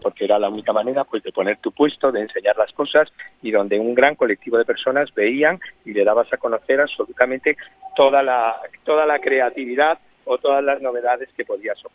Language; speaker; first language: Spanish; native; Spanish